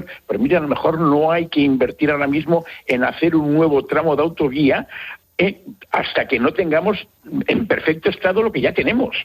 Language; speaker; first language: Spanish; native; Spanish